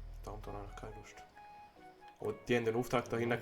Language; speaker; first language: German; native; German